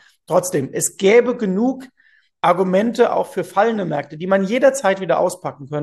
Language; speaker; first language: German; native; German